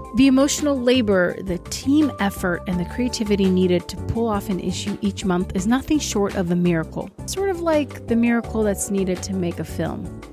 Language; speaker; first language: English; early bilingual, other home language; Portuguese